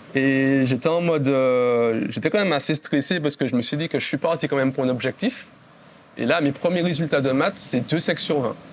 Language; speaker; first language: French; native; French